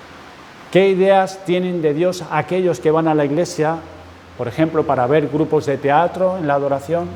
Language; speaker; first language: Spanish; native; Spanish